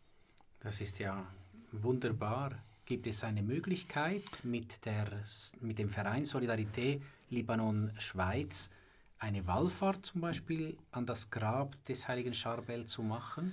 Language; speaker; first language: German; native; German